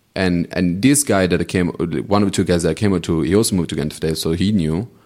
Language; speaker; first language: English; non-native, fluent; Italian